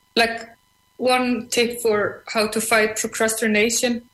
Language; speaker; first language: English; non-native, fluent; Icelandic